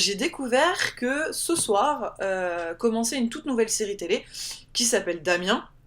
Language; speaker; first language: French; native; French